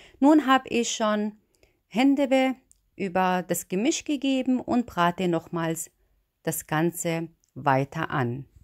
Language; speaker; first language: German; non-native, fluent; Arabic